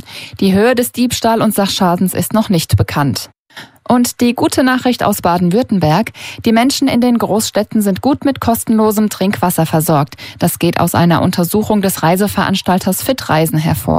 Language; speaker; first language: German; native; German